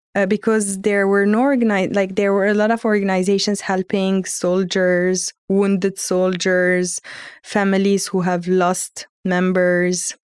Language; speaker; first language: English; early bilingual, heritage; Armenian